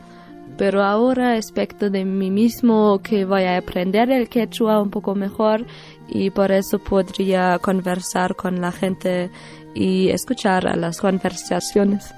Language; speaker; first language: Spanish; non-native, learner; German